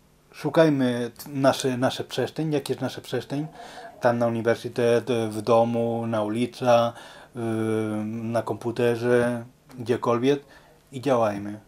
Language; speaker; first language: Polish; non-native, learner; Spanish